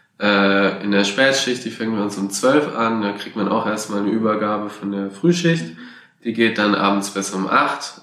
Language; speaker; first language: German; native; German